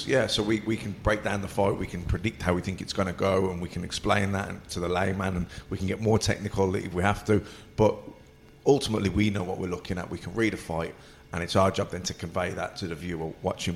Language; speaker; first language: English; native; English